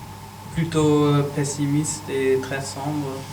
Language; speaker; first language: French; non-native, fluent; German